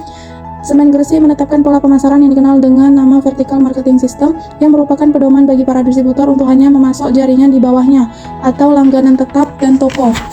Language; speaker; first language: Indonesian; native; Indonesian